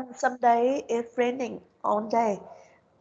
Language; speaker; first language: English; non-native, learner; Vietnamese